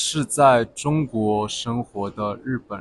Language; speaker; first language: Chinese; non-native, fluent; Japanese